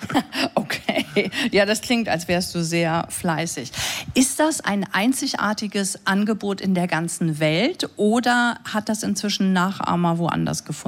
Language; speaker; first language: German; native; German